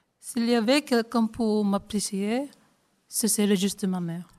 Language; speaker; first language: French; non-native, learner; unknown